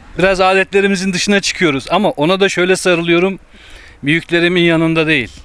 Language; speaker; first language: Turkish; native; Turkish